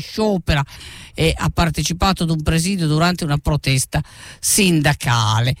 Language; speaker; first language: Italian; native; Italian